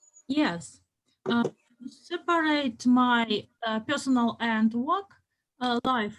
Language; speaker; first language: English; non-native, fluent; Russian